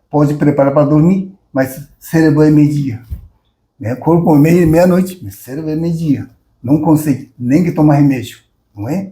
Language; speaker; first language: Portuguese; non-native, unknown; Japanese